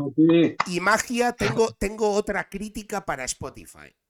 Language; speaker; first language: Spanish; native; Spanish